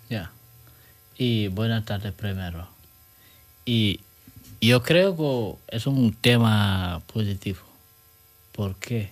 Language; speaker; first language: Spanish; non-native, learner; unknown